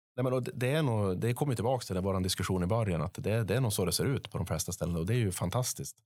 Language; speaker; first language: Swedish; native; Swedish